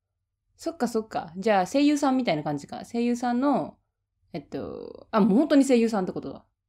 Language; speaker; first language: Japanese; native; Japanese